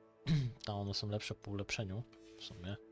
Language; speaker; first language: Polish; native; Polish